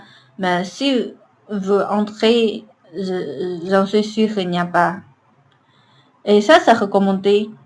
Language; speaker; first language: French; non-native, learner; Chinese